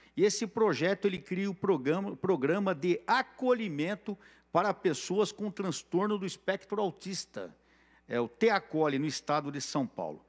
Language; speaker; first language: Portuguese; native; Portuguese